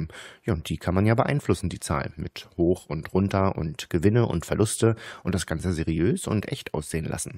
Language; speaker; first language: German; native; German